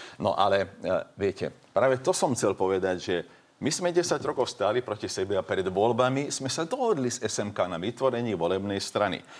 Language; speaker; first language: Slovak; non-native, local second language; Hungarian